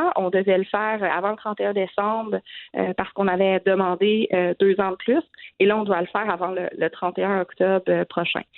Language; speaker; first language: French; native; French